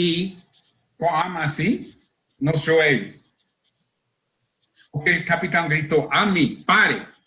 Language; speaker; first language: Portuguese; non-native, fluent; English